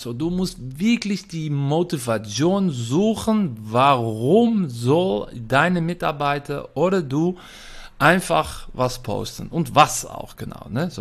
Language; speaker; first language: German; non-native, fluent; Dutch